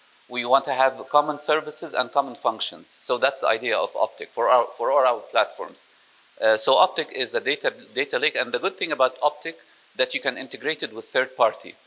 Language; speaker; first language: English; non-native, fluent; Arabic